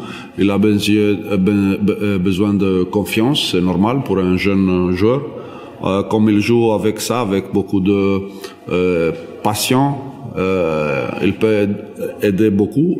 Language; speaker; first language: French; non-native, learner; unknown